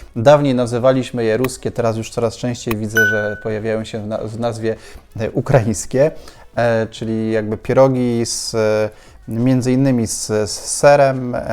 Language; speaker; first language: Polish; native; Polish